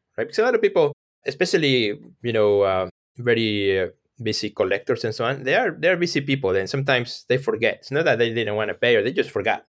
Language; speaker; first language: English; non-native, fluent; Spanish